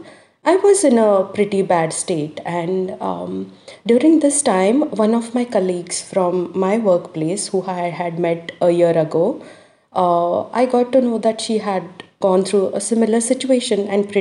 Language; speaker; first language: English; non-native, local second language; Hindi